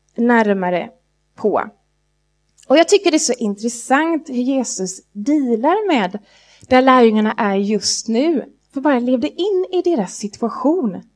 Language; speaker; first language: Swedish; native; Swedish